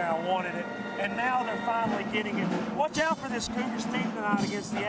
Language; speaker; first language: English; native; English